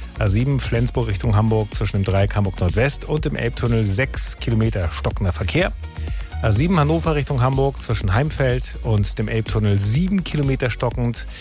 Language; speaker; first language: German; native; German